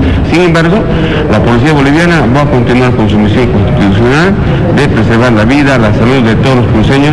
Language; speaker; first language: Spanish; native; Spanish